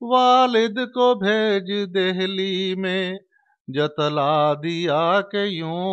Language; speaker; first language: Hindi; non-native, local second language; Punjabi